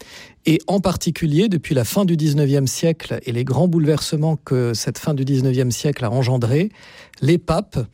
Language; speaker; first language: French; native; French